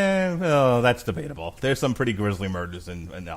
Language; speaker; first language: English; native; English